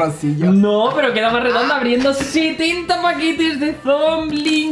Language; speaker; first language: Spanish; native; Spanish